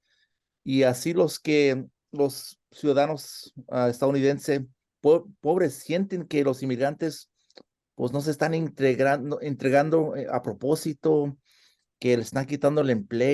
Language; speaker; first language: Spanish; early bilingual, heritage; Spanish